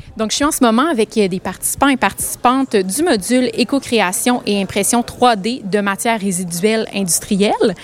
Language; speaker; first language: French; native; French